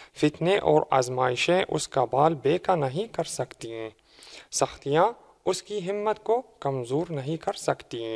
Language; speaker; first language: Urdu; non-native, fluent; Arabic